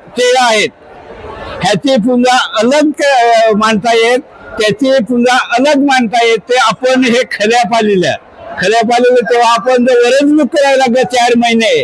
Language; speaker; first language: Marathi; non-native, local second language; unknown